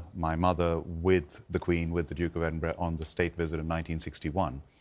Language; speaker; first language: English; non-native, local second language; Gujarati